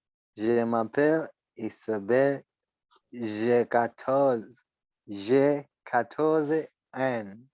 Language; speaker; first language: French; non-native, learner; Swahili